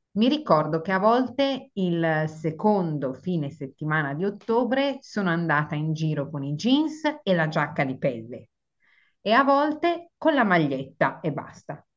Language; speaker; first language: Italian; native; Italian